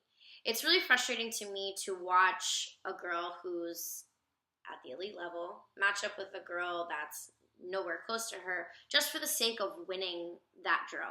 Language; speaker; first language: English; native; English